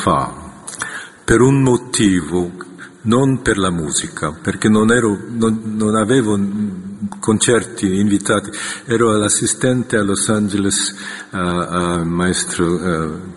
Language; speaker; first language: Italian; non-native, fluent; Korean